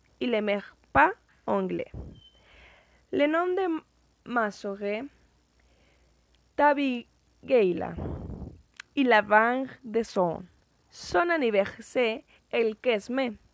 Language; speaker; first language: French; non-native, learner; Spanish